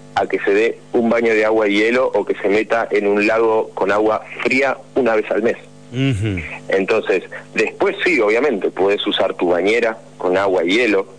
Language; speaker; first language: Spanish; native; Spanish